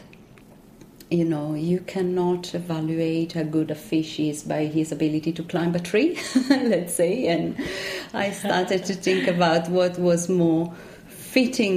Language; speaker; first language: English; non-native, fluent; Italian